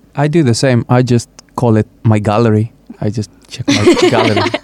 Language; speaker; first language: English; non-native, fluent; Greek